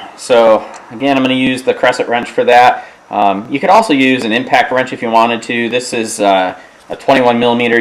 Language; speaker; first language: English; native; English